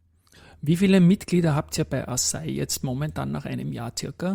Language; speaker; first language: German; native; German